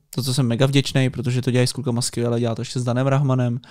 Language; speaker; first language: Czech; native; Czech